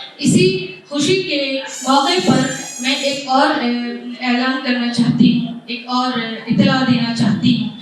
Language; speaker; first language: Urdu; native; Urdu